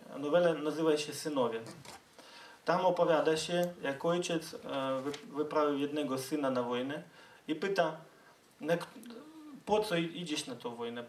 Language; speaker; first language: Polish; non-native, fluent; Ukrainian